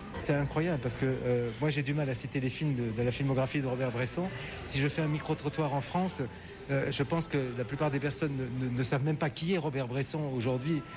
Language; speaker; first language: French; native; French